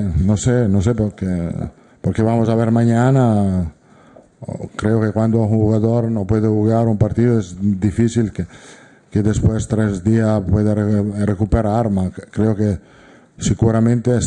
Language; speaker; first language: Spanish; non-native, fluent; Italian